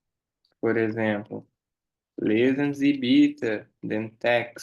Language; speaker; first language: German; non-native, fluent; Portuguese